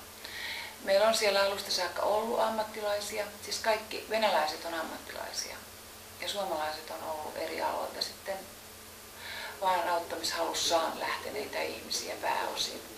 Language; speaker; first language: Finnish; native; Finnish